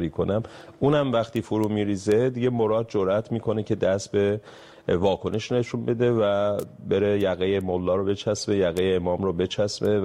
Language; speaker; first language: Persian; non-native, local second language; Azerbaijani